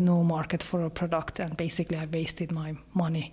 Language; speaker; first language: English; non-native, fluent; Hungarian